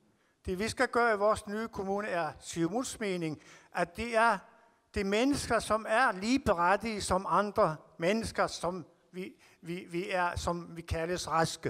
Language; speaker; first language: Danish; non-native, local second language; Kalaallisut